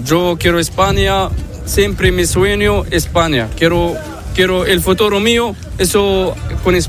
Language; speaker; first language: Spanish; non-native, learner; Arabic